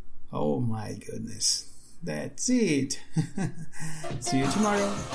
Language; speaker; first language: English; non-native, fluent; Portuguese